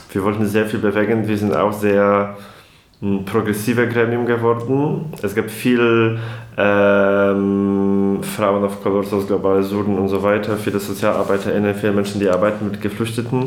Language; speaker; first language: German; non-native, fluent; Polish